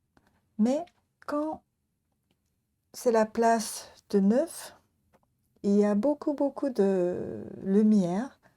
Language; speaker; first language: French; non-native, learner; Japanese